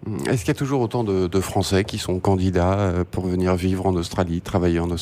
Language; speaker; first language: French; native; French